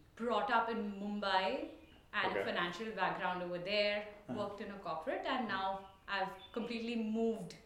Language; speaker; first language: English; non-native, local second language; Tulu